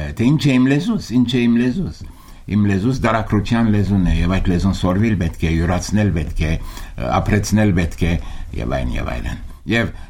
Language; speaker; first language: Armenian; early bilingual, heritage; Armenian